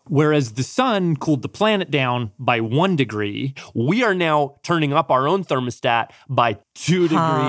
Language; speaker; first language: English; native; English